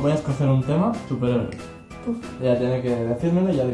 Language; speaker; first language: Spanish; native; Spanish